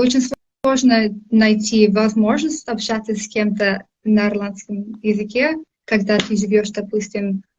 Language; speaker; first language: Russian; non-native, fluent; English